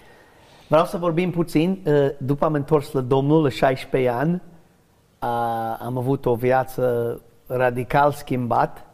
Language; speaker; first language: Romanian; non-native, learner; English